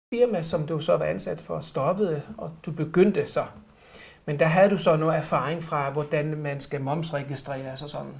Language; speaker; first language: Danish; native; Danish